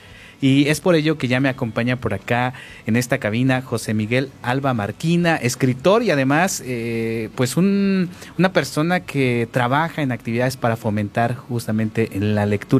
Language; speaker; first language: Spanish; native; Spanish